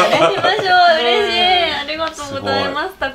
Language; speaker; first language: Japanese; native; Japanese